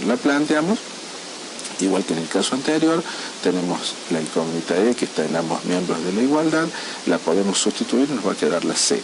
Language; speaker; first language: Spanish; native; Spanish